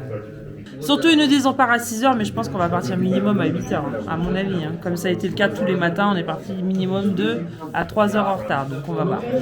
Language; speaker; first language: French; native; French